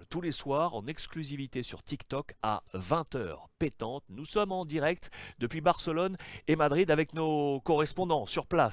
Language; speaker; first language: French; native; French